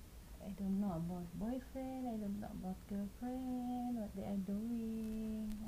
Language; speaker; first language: English; non-native, local second language; Cebuano